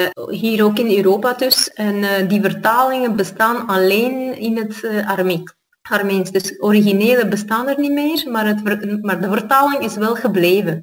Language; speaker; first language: Dutch; non-native, fluent; Armenian